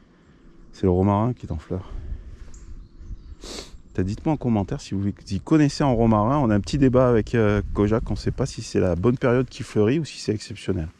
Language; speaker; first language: French; native; French